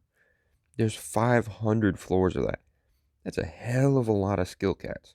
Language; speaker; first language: English; native; English